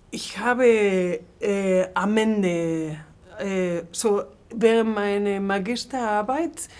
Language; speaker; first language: German; non-native, fluent; Spanish